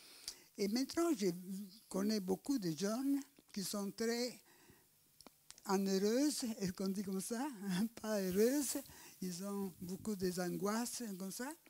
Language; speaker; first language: French; non-native, learner; Italian